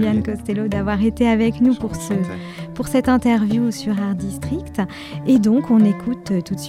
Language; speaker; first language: French; native; French